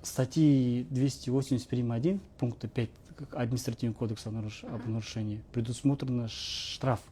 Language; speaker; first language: Russian; non-native, local second language; Kazakh